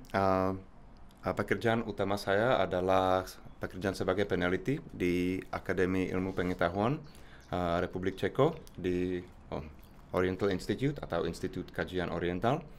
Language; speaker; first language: Indonesian; non-native, fluent; Czech